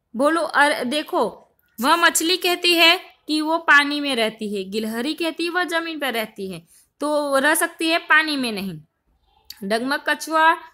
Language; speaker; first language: Hindi; non-native, local second language; Gujarati